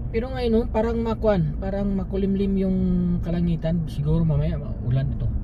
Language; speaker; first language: Filipino; non-native, local second language; Aklanon